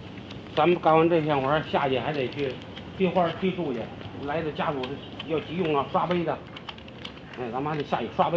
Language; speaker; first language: Chinese; native; Chinese